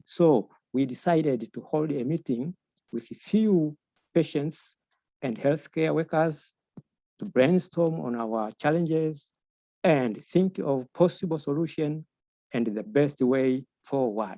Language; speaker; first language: English; non-native, local second language; Swahili